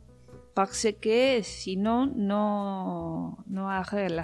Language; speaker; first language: French; non-native, learner; Spanish